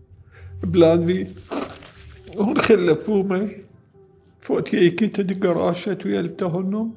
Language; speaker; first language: Swedish; non-native, learner; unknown